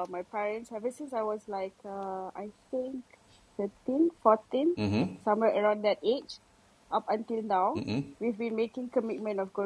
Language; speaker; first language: English; non-native, local second language; Malay